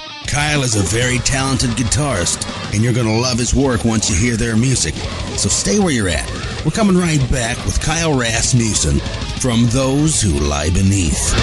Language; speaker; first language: English; native; English